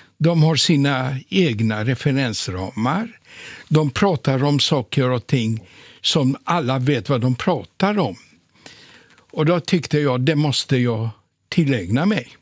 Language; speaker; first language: Swedish; non-native, fluent; Polish